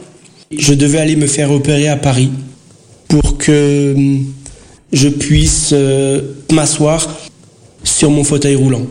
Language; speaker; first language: French; early bilingual, other home language; Portuguese